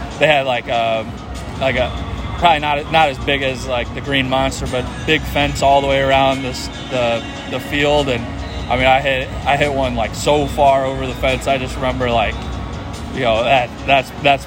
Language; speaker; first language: English; native; English